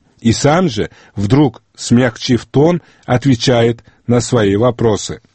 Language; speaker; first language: Russian; non-native, local second language; Uzbek